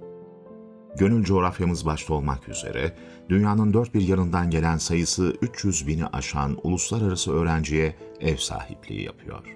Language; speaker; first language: Turkish; native; Turkish